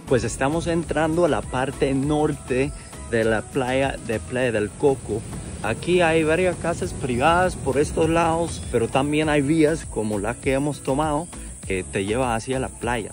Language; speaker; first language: Spanish; non-native, fluent; English